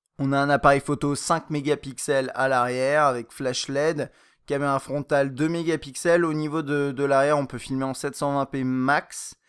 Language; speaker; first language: French; native; French